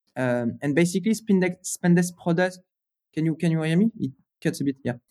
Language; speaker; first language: English; non-native, fluent; French